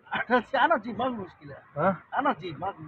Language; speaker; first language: Arabic; non-native, learner; Bangla